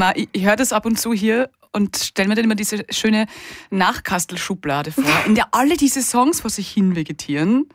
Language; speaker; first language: German; native; German